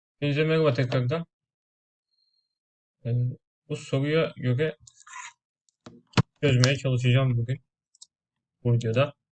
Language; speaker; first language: Turkish; native; Turkish